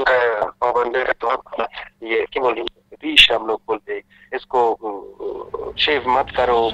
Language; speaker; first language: Hindi; non-native, learner; Persian